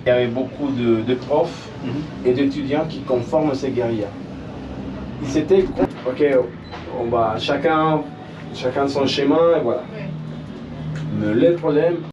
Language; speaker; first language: French; non-native, fluent; Spanish